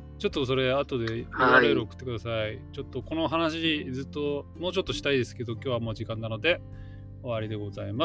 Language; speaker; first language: Japanese; native; Japanese